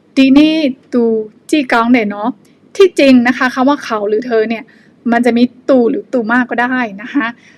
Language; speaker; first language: Thai; non-native, fluent; Burmese